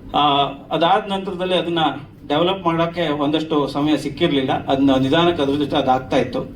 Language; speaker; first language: Kannada; native; Kannada